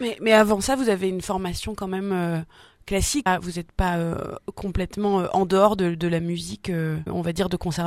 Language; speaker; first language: French; native; French